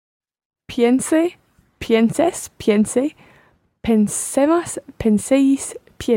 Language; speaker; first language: Spanish; non-native, learner; English